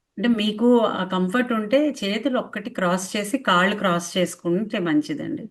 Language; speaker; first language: Telugu; native; Telugu